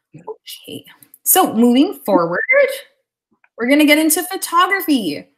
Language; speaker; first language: English; native; English